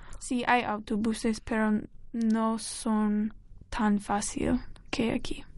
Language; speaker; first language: Spanish; non-native, learner; English